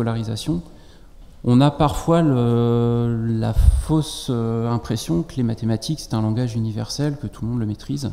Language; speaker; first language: French; native; French